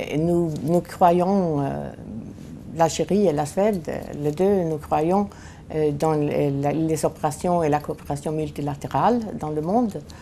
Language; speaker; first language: French; non-native, fluent; Swedish